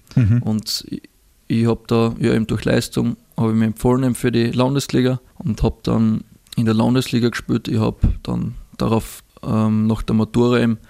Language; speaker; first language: German; native; German